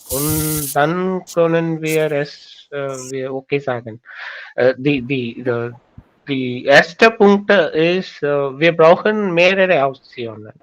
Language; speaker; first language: German; non-native, learner; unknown